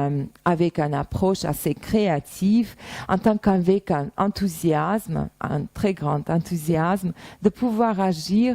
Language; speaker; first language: French; non-native, fluent; Russian